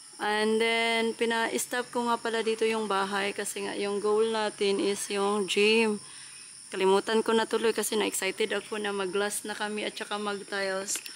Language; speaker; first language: Filipino; non-native, local second language; Cebuano